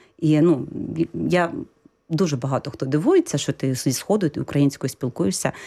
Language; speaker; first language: Ukrainian; native; Ukrainian